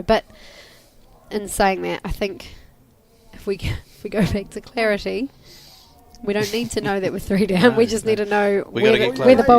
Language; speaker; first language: English; native; English